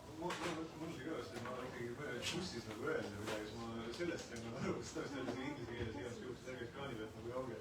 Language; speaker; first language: Estonian; native; Estonian